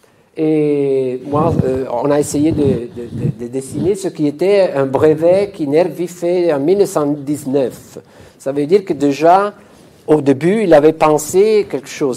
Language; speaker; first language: French; non-native, fluent; Italian